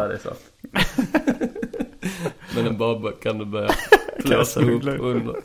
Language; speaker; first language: Swedish; native; Swedish